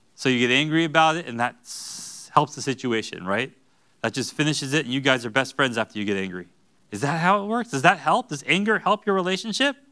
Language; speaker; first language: English; native; English